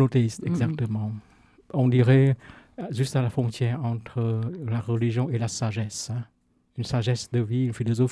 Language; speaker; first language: French; non-native, fluent; Vietnamese